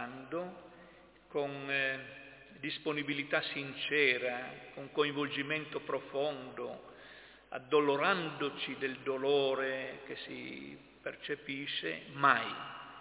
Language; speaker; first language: Italian; native; Italian